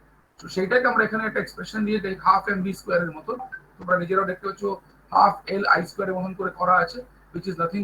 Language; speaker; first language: Bangla; native; Bangla